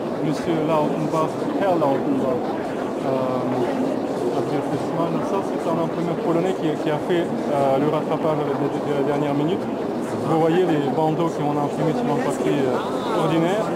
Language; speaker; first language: French; non-native, fluent; Russian